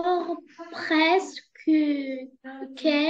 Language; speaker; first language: French; non-native, local second language; Arabic